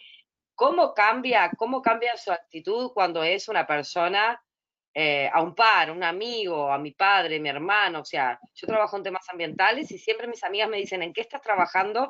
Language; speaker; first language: Spanish; native; Spanish